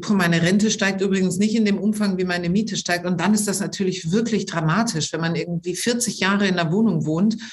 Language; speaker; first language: German; native; German